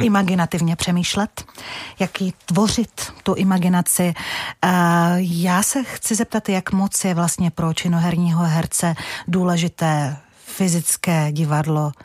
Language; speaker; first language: Czech; native; Czech